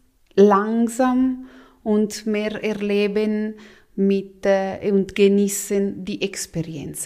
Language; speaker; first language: German; non-native, local second language; Italian